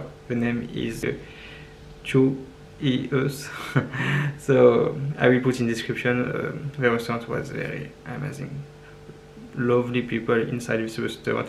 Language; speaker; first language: English; non-native, learner; French